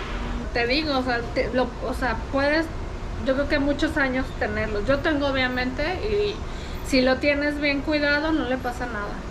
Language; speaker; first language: Spanish; native; Spanish